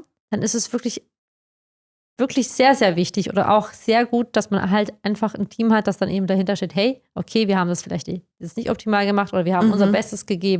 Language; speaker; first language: German; native; German